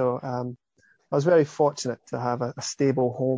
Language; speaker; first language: English; native; English